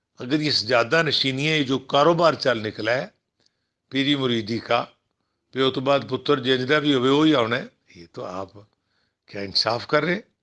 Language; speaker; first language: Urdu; non-native, local second language; Punjabi